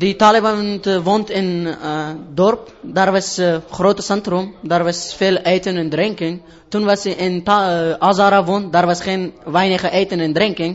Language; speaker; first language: Dutch; non-native, learner; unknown